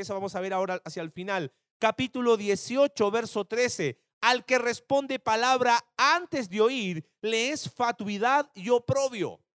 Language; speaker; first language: Spanish; native; Spanish